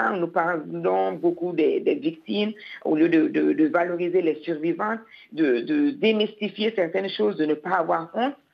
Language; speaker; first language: French; non-native, local second language; Bambara